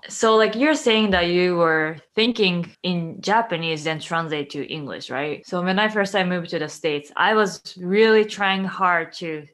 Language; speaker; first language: English; non-native, fluent; Japanese